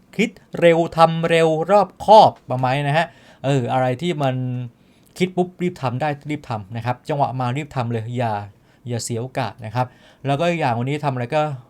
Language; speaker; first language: Thai; native; Thai